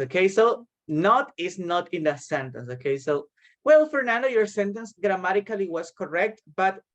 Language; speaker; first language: English; non-native, fluent; Spanish